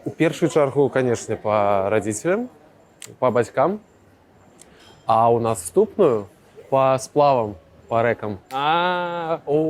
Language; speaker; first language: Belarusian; non-native, local second language; Russian